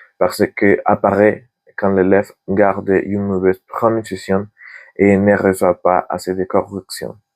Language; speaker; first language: French; non-native, learner; Spanish